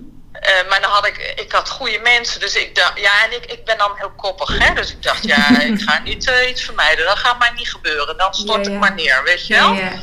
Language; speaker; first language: Dutch; native; Dutch